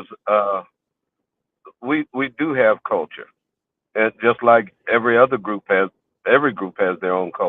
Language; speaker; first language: English; native; English